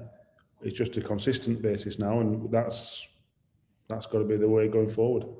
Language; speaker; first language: English; native; English